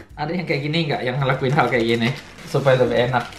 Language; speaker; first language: Indonesian; native; Indonesian